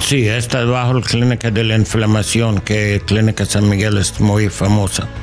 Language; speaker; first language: Spanish; non-native, learner; English